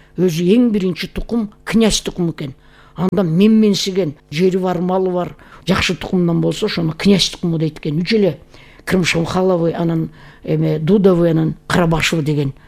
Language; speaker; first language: Kyrgyz; native; Kyrgyz